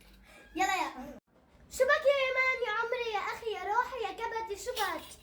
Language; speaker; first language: Arabic; native; Arabic